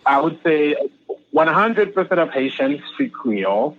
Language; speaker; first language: English; non-native, fluent; Haitian Creole